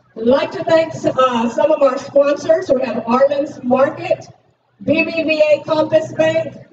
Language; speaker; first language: English; native; English